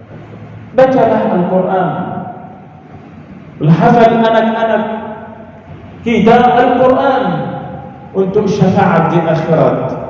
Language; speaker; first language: Indonesian; non-native, learner; Arabic